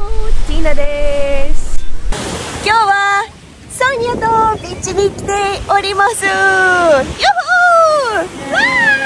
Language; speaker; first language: Japanese; non-native, fluent; German